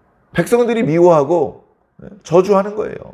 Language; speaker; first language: Korean; native; Korean